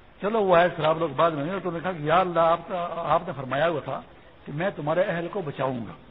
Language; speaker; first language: Urdu; non-native, local second language; Pashto